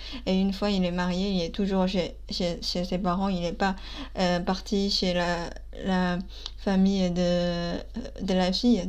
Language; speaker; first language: French; non-native, fluent; Chinese